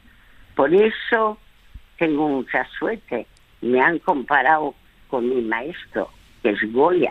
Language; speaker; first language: Spanish; early bilingual, other home language; French